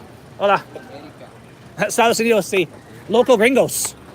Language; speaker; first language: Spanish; non-native, learner; English